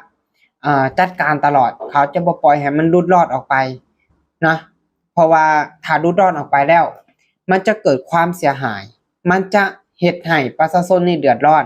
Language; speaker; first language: Thai; non-native, local second language; Lao